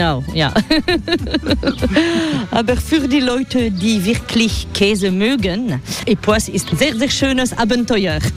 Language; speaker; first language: German; non-native, learner; French